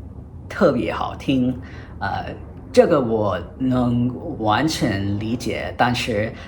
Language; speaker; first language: Chinese; non-native, fluent; English